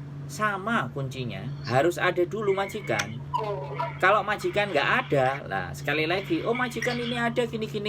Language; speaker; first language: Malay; non-native, local second language; Javanese